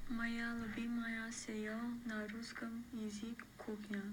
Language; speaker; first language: Russian; non-native, learner; English